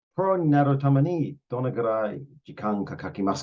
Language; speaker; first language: Japanese; non-native, fluent; English